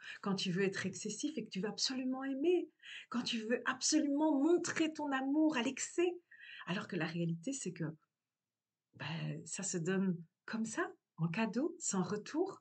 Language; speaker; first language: French; native; French